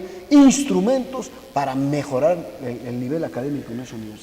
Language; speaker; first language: Spanish; native; Spanish